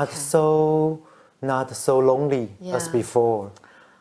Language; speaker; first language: English; non-native, learner; Chinese